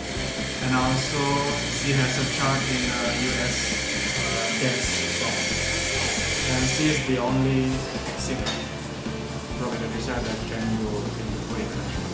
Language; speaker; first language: English; non-native, learner; Indonesian